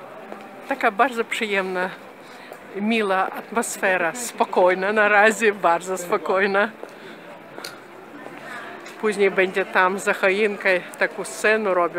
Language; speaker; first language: Polish; non-native, fluent; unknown